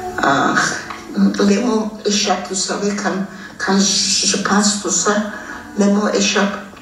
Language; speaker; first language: French; non-native, fluent; Armenian